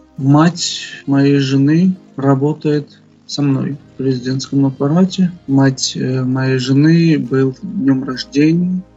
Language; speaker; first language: Russian; non-native, fluent; Armenian